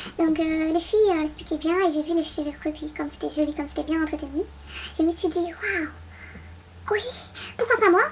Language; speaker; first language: French; non-native, local second language; Haitian Creole